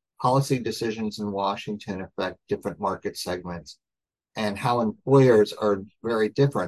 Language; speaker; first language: English; native; English